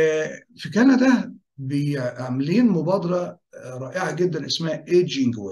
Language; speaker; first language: Arabic; native; Arabic